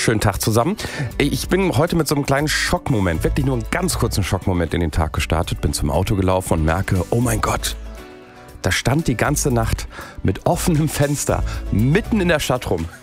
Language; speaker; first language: German; native; German